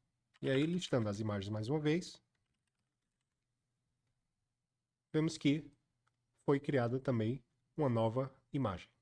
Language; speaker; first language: Portuguese; native; Portuguese